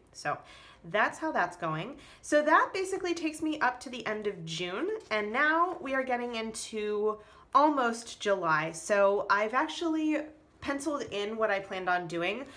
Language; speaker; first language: English; native; English